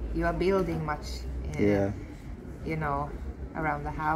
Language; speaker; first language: English; non-native, fluent; Norwegian